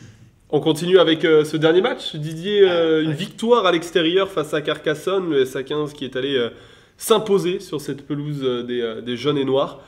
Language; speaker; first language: French; native; French